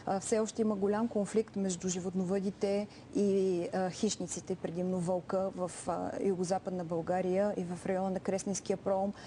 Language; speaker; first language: Bulgarian; native; Bulgarian